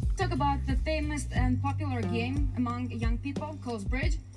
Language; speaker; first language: English; non-native, learner; Russian